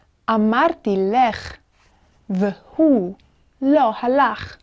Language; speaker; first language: Hebrew; non-native, fluent; English